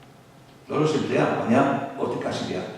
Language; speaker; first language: Basque; non-native, fluent; English